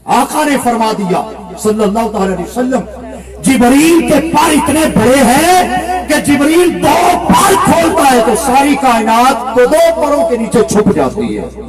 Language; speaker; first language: Urdu; non-native, local second language; Punjabi